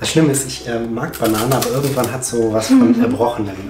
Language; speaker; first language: German; native; German